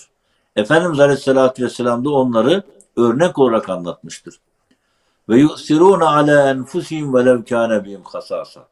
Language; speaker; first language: Turkish; native; Turkish